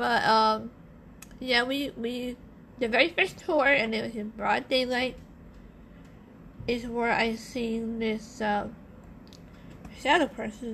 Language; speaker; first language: English; native; English